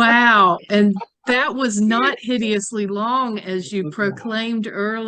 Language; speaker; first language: English; native; English